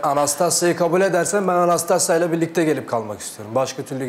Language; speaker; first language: Turkish; native; Turkish